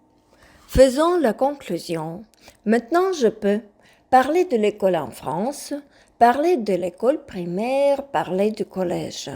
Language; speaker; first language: French; non-native, fluent; Ukrainian